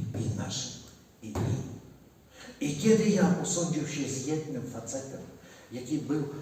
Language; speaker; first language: Polish; non-native, learner; Ukrainian